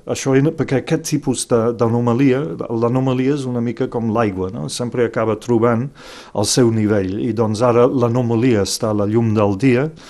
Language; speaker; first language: Catalan; non-native, fluent; English